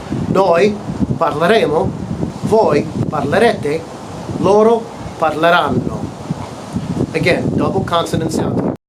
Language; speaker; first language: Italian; non-native, fluent; English